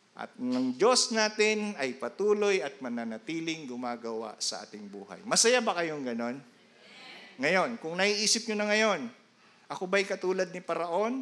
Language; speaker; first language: Filipino; non-native, local second language; Bikol